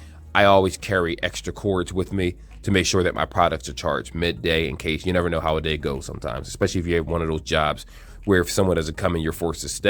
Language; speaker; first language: English; native; English